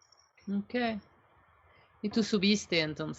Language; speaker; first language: Spanish; non-native, fluent; French